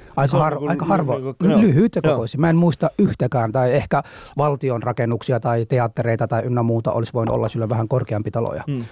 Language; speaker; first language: Finnish; non-native, fluent; Somali